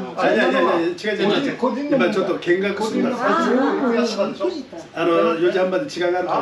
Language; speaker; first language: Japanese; non-native, fluent; Korean